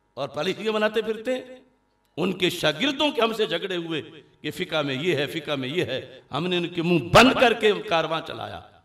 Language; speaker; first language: Urdu; non-native, local second language; Punjabi